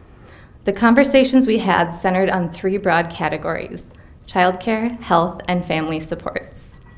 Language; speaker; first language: English; native; English